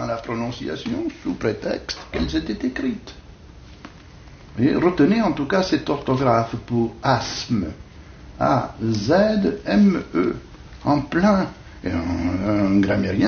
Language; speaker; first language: French; native; French